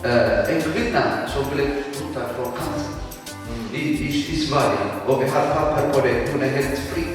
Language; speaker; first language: Swedish; non-native, fluent; Tigrinya